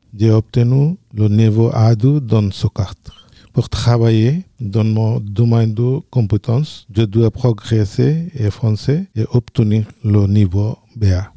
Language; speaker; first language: French; non-native, learner; Bangla